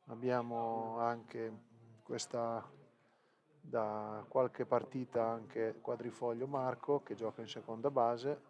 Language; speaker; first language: Italian; native; Italian